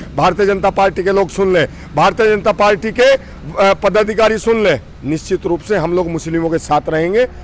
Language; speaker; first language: Hindi; native; Hindi